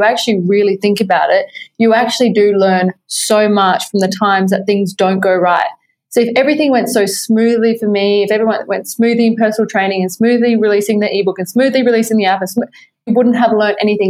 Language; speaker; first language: English; native; English